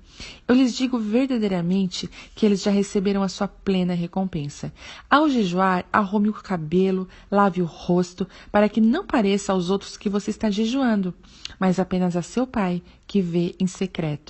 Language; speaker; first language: Portuguese; native; Portuguese